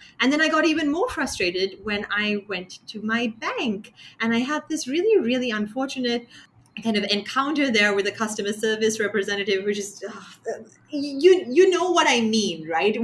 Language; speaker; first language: English; non-native, local second language; Sinhala